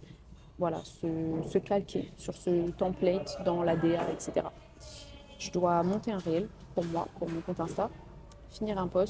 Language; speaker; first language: French; native; French